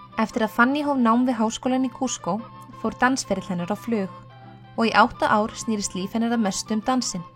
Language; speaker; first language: Icelandic; native; Icelandic